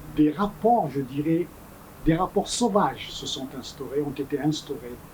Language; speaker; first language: French; non-native, local second language; Kabyle